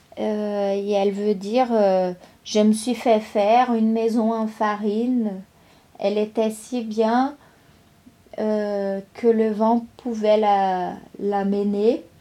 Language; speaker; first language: French; non-native, fluent; Portuguese